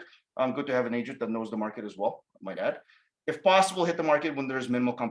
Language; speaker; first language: English; native; English